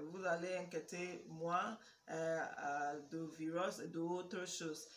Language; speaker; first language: French; non-native, learner; English